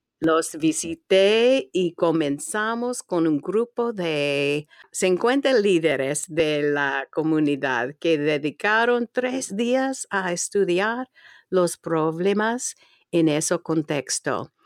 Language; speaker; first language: Spanish; non-native, fluent; English